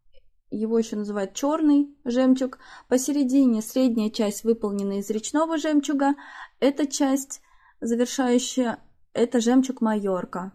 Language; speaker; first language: Russian; native; Russian